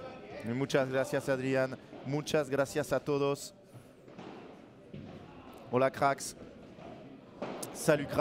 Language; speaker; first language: Spanish; non-native, learner; French